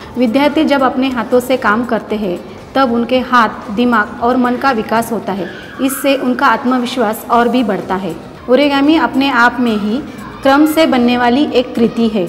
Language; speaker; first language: Hindi; non-native, local second language; Marathi